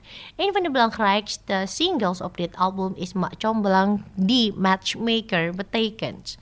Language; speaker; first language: Dutch; non-native, fluent; Indonesian